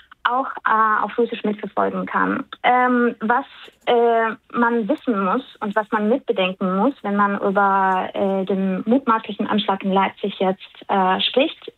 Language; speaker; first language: German; non-native, fluent; Russian